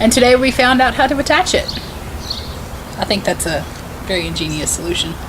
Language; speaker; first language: English; native; English